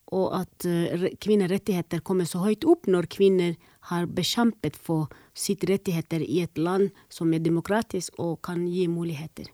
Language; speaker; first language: Norwegian; non-native, fluent; Somali